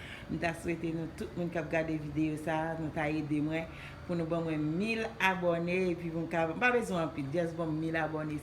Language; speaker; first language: French; non-native, local second language; Haitian Creole